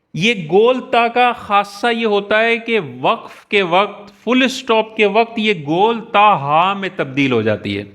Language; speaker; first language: Urdu; native; Urdu